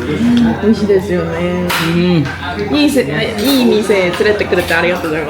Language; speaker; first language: Japanese; non-native, fluent; Korean